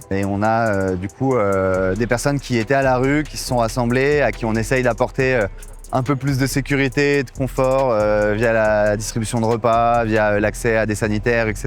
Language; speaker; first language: French; native; French